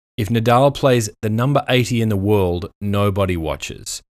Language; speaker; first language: English; native; English